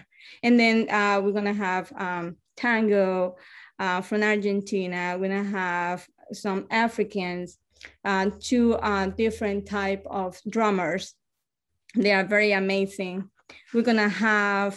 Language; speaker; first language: English; non-native, learner; Spanish